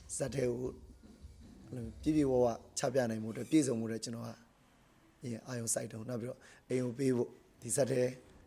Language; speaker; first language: Burmese; native; Burmese